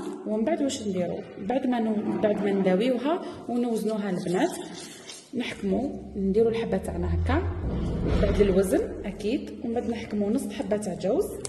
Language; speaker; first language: Arabic; native; Arabic